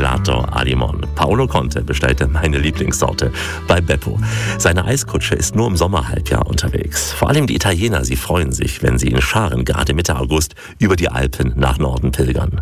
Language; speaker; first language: German; native; German